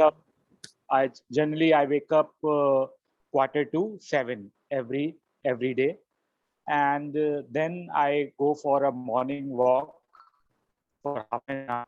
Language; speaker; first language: English; non-native, learner; Hindi